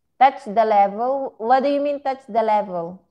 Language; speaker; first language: English; non-native, learner; Filipino